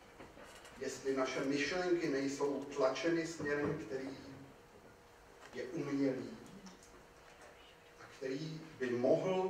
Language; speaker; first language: Czech; native; Czech